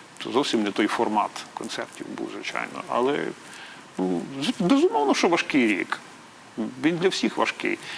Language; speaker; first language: Ukrainian; native; Ukrainian